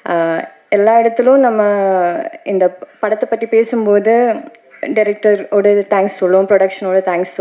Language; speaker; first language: Tamil; non-native, learner; Malayalam